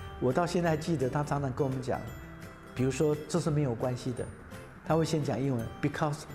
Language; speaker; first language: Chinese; native; Chinese